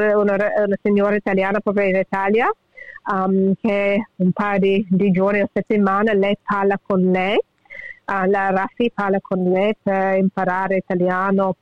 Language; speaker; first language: Italian; early bilingual, heritage; English